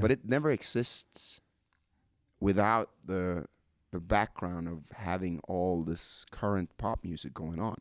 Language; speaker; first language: English; non-native, fluent; Norwegian